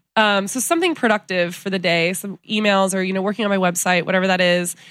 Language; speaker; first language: English; native; English